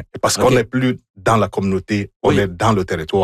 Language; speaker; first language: French; non-native, fluent; Igbo